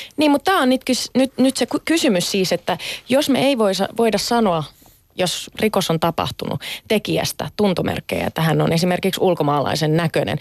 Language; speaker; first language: Finnish; early bilingual, other home language; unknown